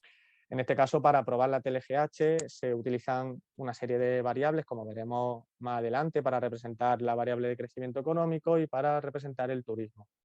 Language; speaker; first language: Spanish; native; Spanish